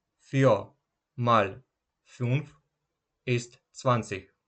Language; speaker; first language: German; non-native, learner; Ukrainian